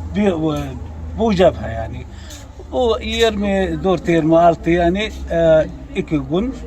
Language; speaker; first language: Turkish; non-native, learner; Arabic